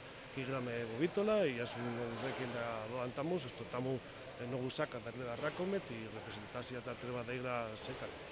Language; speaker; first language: Macedonian; non-native, learner; Spanish